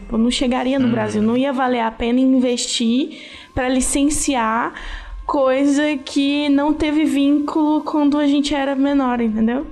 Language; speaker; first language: Portuguese; native; Portuguese